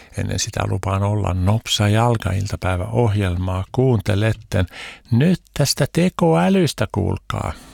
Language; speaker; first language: Finnish; early bilingual, heritage; Finnish